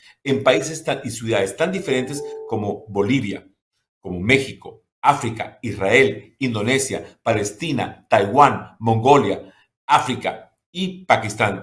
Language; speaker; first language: Spanish; native; Spanish